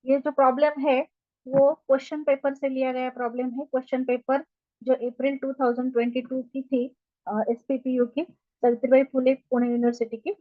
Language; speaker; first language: Hindi; non-native, local second language; Marathi